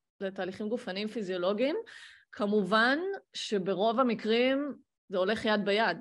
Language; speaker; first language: Hebrew; native; Hebrew